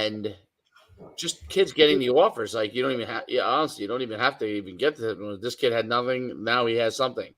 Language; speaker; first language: English; native; English